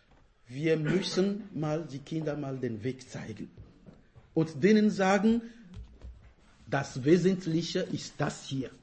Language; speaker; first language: German; non-native, fluent; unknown